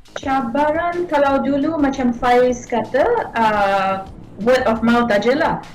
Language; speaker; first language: Malay; non-native, local second language; Tamil